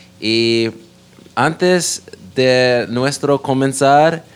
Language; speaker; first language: Spanish; non-native, learner; English